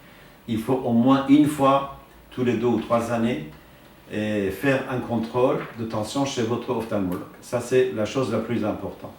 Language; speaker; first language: French; non-native, fluent; Persian